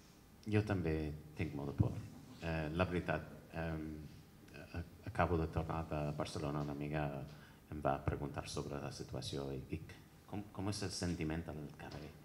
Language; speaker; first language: Catalan; non-native, fluent; English